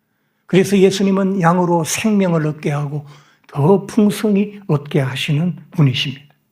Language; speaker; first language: Korean; native; Korean